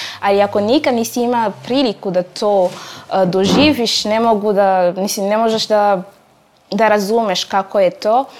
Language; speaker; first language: Croatian; non-native, fluent; French